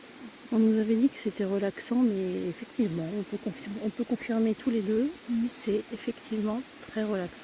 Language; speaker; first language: French; native; French